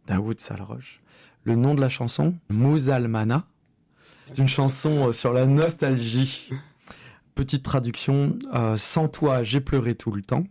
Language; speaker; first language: French; native; French